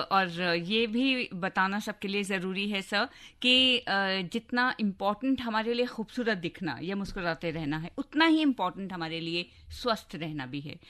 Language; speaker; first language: Hindi; native; Hindi